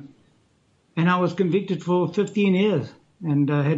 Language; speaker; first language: English; native; English